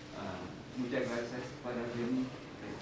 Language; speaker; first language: Spanish; non-native, learner; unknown